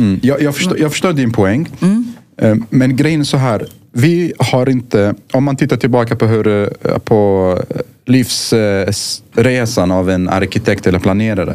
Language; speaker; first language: Swedish; non-native, fluent; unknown